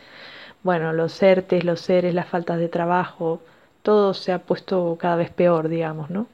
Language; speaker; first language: Spanish; native; Spanish